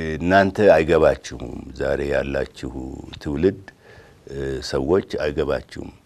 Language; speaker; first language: Amharic; non-native, local second language; Oromo